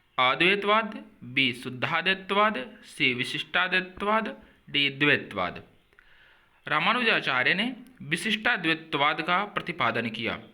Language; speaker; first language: Hindi; native; Hindi